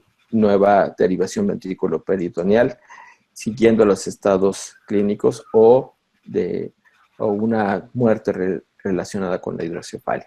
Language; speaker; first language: Spanish; native; Spanish